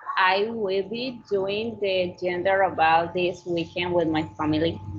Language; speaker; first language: English; non-native, learner; Spanish